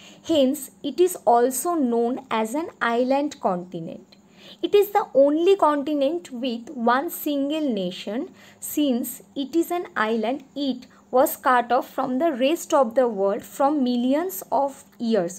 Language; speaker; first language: English; non-native, local second language; Bangla